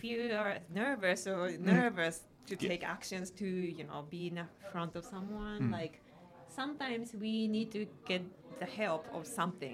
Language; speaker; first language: English; non-native, fluent; Japanese